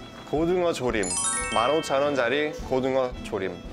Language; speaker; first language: Korean; non-native, fluent; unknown